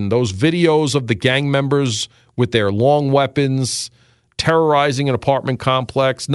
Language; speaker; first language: English; native; English